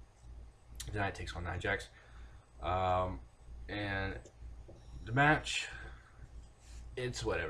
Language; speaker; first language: English; native; English